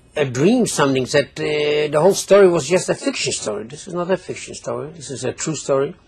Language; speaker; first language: English; non-native, fluent; Polish